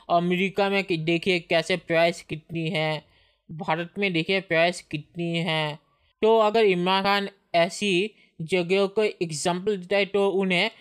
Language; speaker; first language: Hindi; native; Hindi